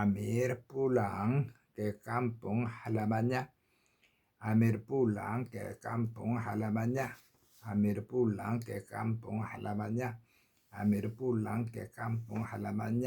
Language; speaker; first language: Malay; non-native, learner; Korean